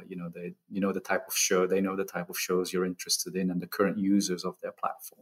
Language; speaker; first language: English; non-native, fluent; Dutch